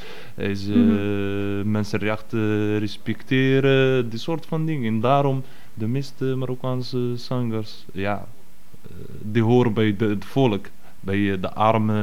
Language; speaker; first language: Dutch; non-native, fluent; Arabic